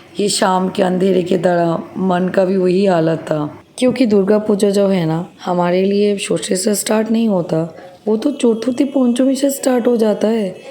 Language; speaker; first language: Hindi; non-native, local second language; Bangla